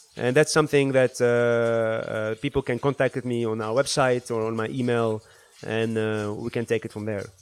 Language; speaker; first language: English; early bilingual, other home language; Arabic